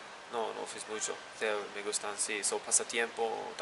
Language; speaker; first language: Spanish; non-native, learner; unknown